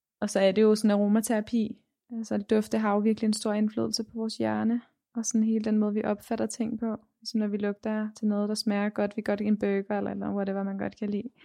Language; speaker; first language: Danish; native; Danish